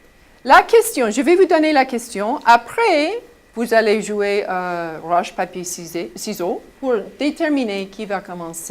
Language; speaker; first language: French; non-native, fluent; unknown